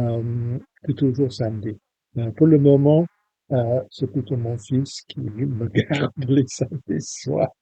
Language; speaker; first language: French; non-native, fluent; English